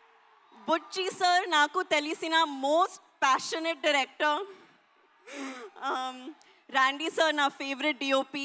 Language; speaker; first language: Telugu; non-native, learner; Hindi